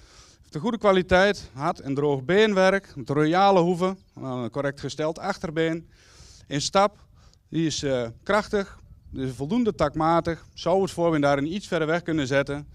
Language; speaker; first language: Dutch; native; Dutch